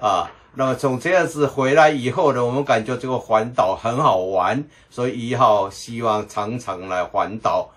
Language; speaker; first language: Chinese; non-native, local second language; Min Nan Chinese